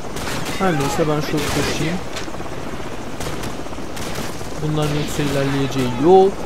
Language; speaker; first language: Turkish; native; Turkish